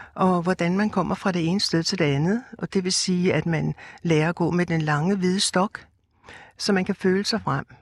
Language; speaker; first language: Danish; native; Danish